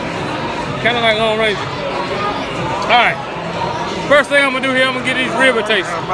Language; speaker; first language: English; native; English